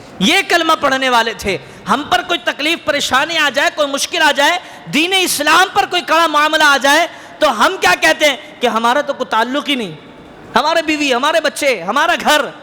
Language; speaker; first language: Urdu; native; Urdu